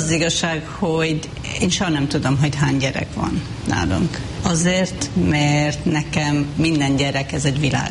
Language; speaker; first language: Hungarian; non-native, fluent; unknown